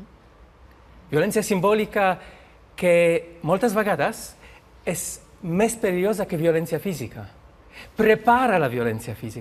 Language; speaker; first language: Catalan; non-native, learner; Polish